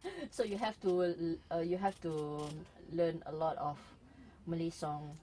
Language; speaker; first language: English; non-native, local second language; Malay